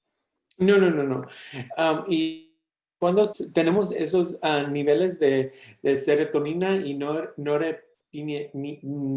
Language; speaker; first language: Spanish; early bilingual, heritage; English